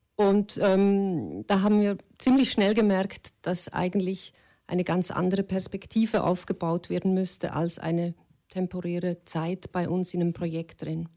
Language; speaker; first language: German; native; German